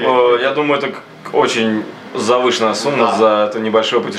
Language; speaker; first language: Russian; native; Russian